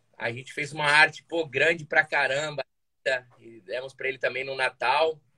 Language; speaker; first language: Portuguese; native; Portuguese